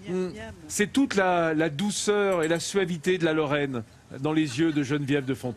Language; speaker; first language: French; native; French